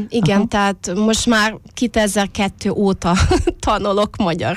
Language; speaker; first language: Hungarian; non-native, fluent; Russian